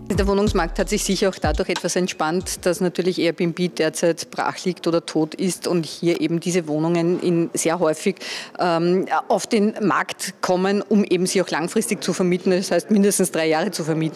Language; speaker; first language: German; native; German